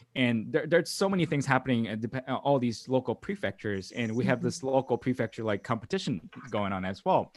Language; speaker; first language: English; non-native, fluent; Korean